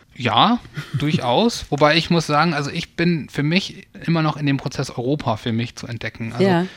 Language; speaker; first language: German; native; German